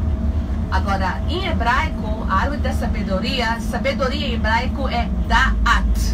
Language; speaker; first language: Portuguese; non-native, fluent; Hebrew